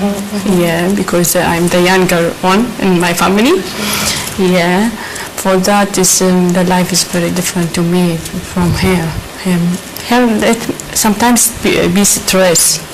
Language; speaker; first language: English; non-native, learner; Arabic